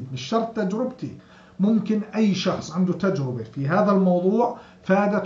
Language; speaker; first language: Arabic; native; Arabic